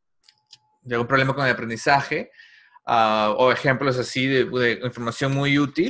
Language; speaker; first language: Spanish; non-native, fluent; English